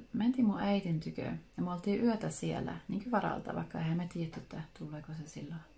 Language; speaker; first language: Finnish; early bilingual, heritage; Finnish